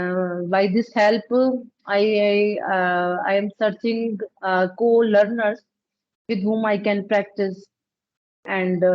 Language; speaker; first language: English; non-native, learner; Punjabi